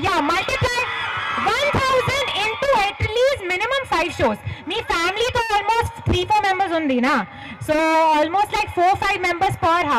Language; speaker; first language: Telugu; non-native, learner; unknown